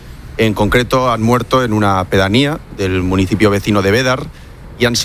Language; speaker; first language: Spanish; native; Spanish